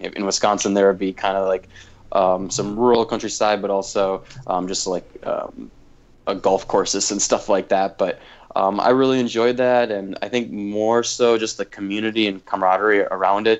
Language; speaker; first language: English; native; English